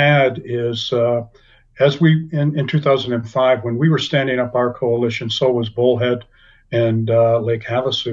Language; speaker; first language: English; native; English